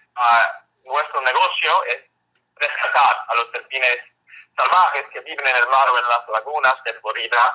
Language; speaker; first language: Spanish; non-native, fluent; English